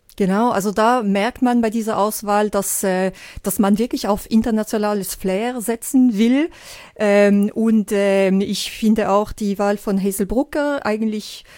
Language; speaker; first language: German; non-native, local second language; French